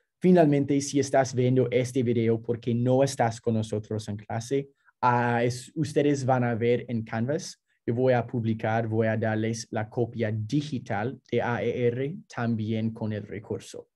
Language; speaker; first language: Spanish; non-native, fluent; English